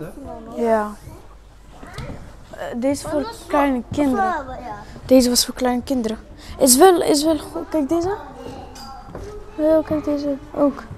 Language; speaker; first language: Dutch; early bilingual, other home language; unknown